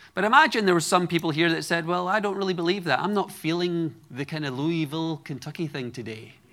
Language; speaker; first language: English; native; English